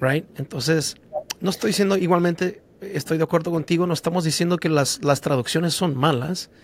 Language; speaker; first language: Spanish; native; Spanish